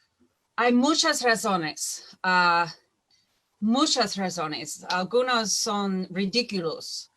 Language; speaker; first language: Spanish; non-native, fluent; English